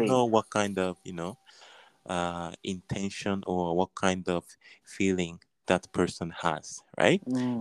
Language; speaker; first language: English; non-native, learner; Japanese